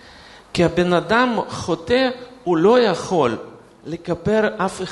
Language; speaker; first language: Hebrew; non-native, fluent; Russian